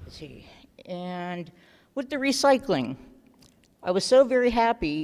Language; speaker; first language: English; native; English